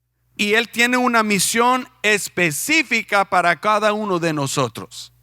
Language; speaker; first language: Spanish; non-native, fluent; English